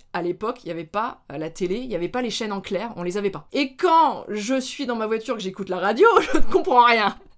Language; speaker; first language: French; native; French